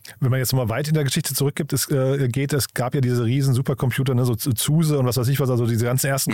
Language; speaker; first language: German; native; German